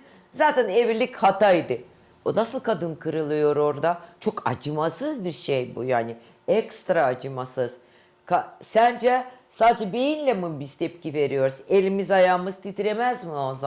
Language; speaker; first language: Turkish; non-native, fluent; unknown